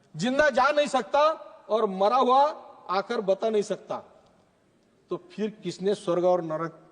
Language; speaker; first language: Hindi; non-native, local second language; Marathi